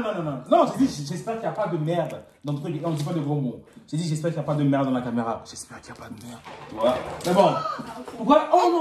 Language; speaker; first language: French; native; French